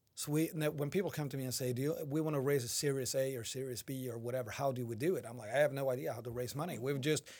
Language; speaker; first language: English; non-native, fluent; Swedish